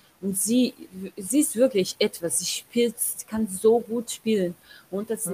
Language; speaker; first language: German; non-native, learner; Portuguese